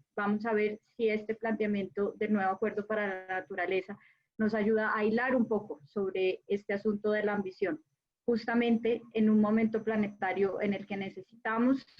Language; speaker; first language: Spanish; native; Spanish